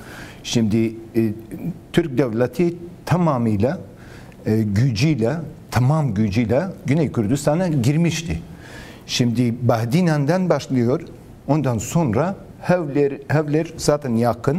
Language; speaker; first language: Turkish; non-native, learner; Kurdish